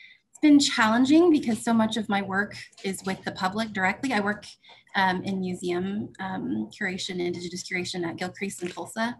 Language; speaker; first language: English; native; English